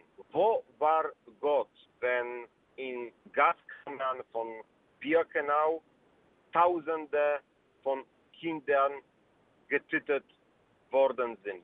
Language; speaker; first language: German; non-native, fluent; Polish